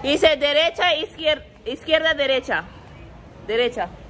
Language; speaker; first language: Spanish; early bilingual, other home language; English